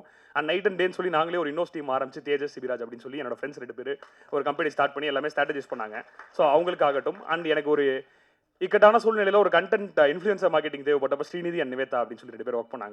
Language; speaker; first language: Tamil; native; Tamil